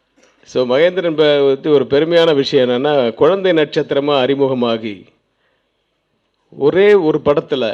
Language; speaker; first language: Tamil; native; Tamil